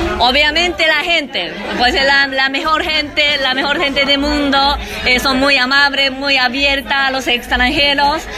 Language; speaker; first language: Spanish; non-native, learner; Japanese